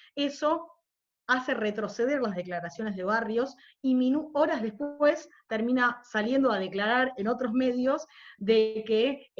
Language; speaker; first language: Spanish; native; Spanish